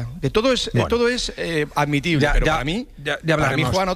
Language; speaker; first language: Spanish; native; Spanish